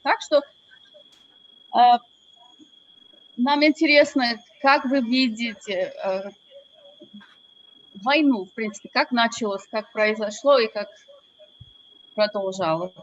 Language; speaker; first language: Russian; non-native, fluent; English